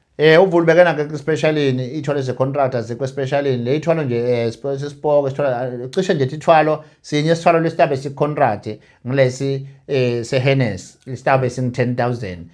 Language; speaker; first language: Zulu; native; Zulu